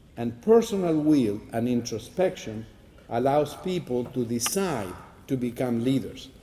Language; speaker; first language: English; non-native, fluent; Spanish